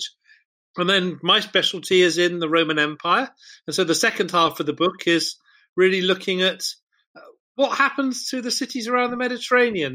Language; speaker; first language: English; native; English